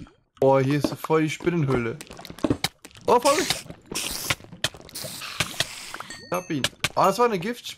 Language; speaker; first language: German; native; German